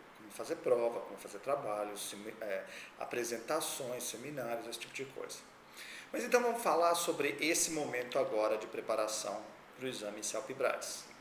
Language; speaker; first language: Portuguese; native; Portuguese